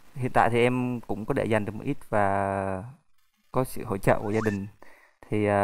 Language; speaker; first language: Vietnamese; native; Vietnamese